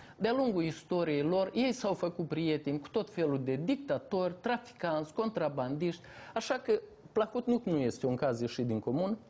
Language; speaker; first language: Romanian; native; Romanian